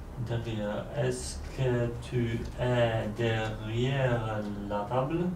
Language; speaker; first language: French; non-native, learner; Polish